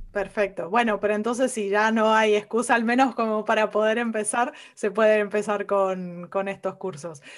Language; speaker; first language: Spanish; native; Spanish